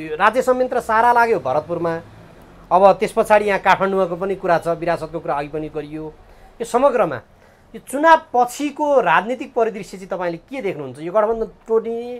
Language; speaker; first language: Nepali; native; Nepali